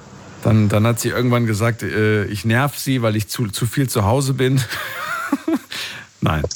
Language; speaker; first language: German; native; German